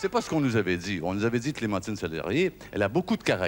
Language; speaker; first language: French; native; French